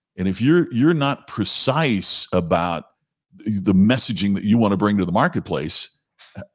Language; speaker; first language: English; native; English